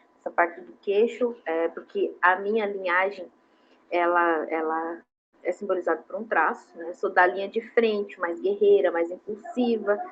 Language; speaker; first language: Portuguese; non-native, local second language; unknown